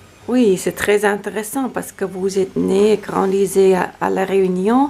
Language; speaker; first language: French; non-native, learner; Vietnamese